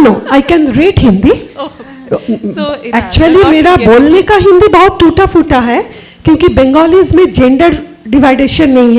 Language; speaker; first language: Hindi; non-native, local second language; Bangla